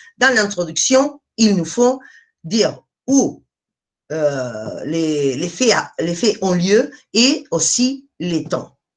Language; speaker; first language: French; non-native, fluent; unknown